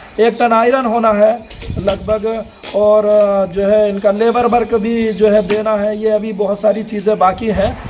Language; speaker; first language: Urdu; native; Urdu